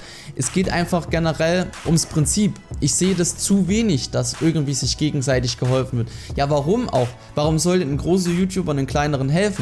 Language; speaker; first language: German; native; German